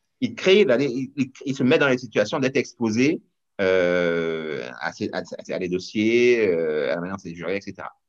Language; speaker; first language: French; non-native, local second language; Rundi